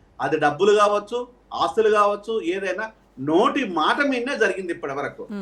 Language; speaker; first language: Telugu; native; Telugu